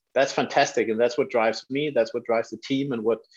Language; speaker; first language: English; non-native, fluent; Danish